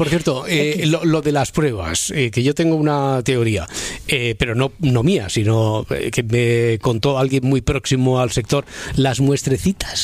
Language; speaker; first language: Spanish; native; Spanish